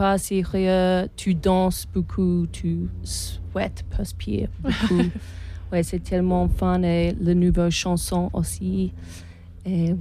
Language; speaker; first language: French; non-native, learner; English